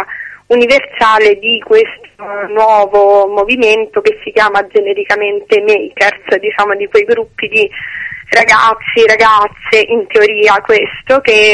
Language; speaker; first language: Italian; native; Italian